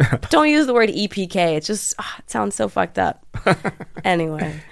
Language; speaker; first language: English; early bilingual, other home language; German